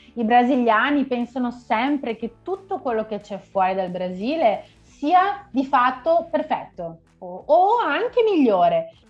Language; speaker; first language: Italian; native; Italian